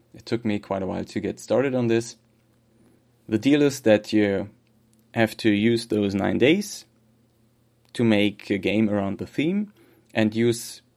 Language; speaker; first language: English; non-native, fluent; German